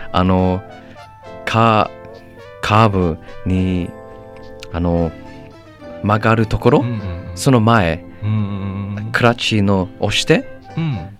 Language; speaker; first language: Japanese; non-native, learner; English